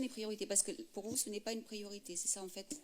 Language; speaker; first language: French; native; French